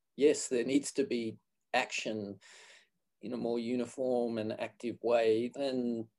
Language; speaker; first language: English; native; English